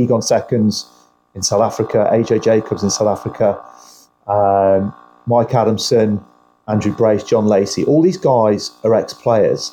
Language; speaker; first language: English; native; English